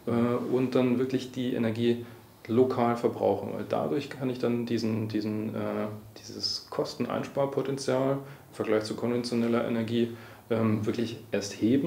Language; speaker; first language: German; native; German